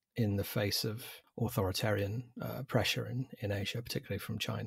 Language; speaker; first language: English; native; English